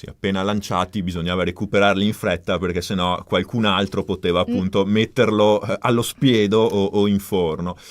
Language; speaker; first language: Italian; native; Italian